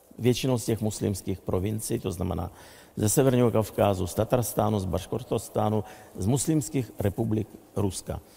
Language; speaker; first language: Czech; non-native, fluent; Russian